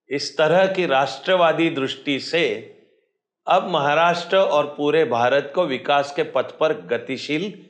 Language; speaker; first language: Hindi; non-native, local second language; Marathi